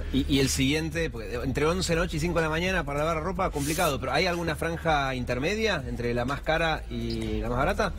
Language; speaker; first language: Spanish; native; Spanish